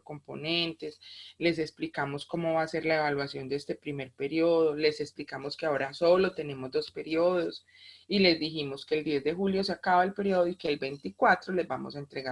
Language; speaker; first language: Spanish; native; Spanish